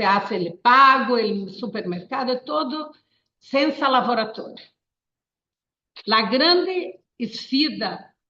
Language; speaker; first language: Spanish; non-native, learner; Portuguese